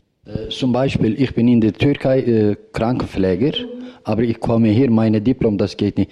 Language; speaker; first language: German; non-native, learner; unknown